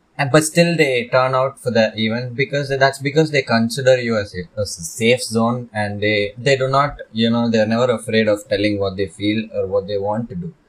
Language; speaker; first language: English; non-native, local second language; Tamil